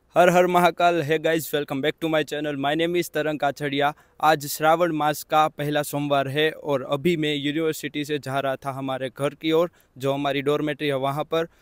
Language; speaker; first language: Hindi; non-native, local second language; Gujarati